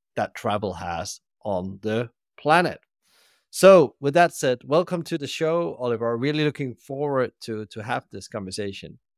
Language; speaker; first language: English; non-native, fluent; Danish